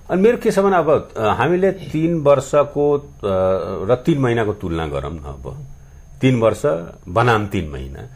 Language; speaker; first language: Nepali; non-native, local second language; Bhojpuri